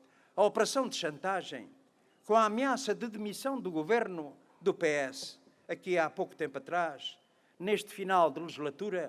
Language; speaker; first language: Portuguese; native; Portuguese